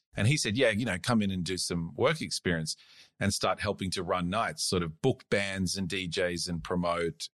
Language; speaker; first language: English; native; English